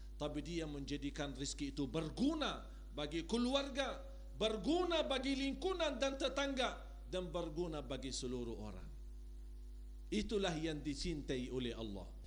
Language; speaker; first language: Indonesian; non-native, fluent; Arabic